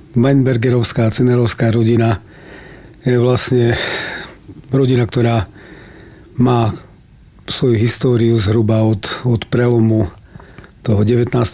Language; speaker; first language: Slovak; native; Slovak